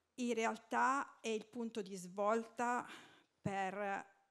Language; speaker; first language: Italian; native; Italian